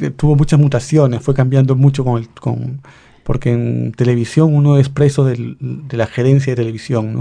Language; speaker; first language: Spanish; native; Spanish